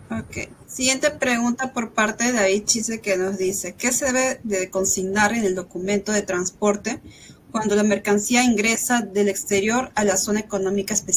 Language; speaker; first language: Spanish; native; Spanish